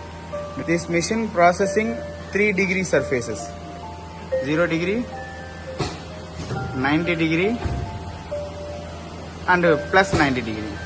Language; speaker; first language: English; non-native, learner; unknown